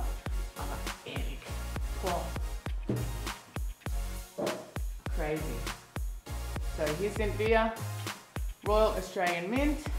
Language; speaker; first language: German; non-native, learner; English